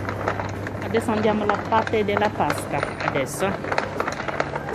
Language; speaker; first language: Italian; non-native, learner; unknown